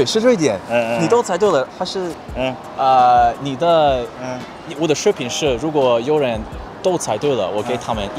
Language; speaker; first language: Chinese; non-native, learner; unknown